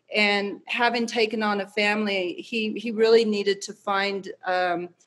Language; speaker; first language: English; native; English